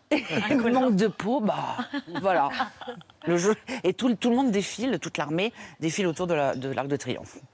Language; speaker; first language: French; native; French